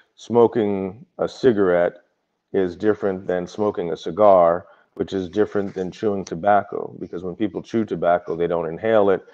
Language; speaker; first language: English; native; English